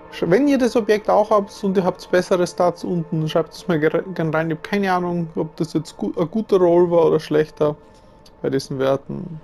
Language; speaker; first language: German; native; German